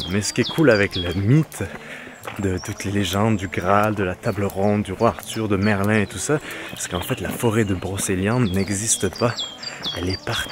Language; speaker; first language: French; native; French